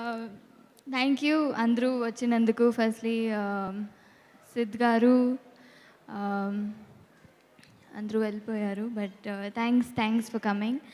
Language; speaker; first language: Telugu; non-native, local second language; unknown